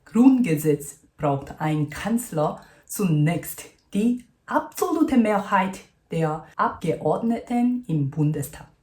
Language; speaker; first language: German; non-native, fluent; Korean